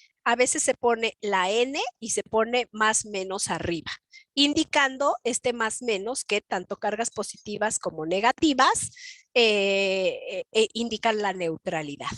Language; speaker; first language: Spanish; native; Spanish